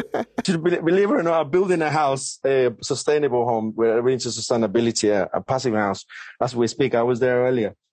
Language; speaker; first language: English; non-native, fluent; Spanish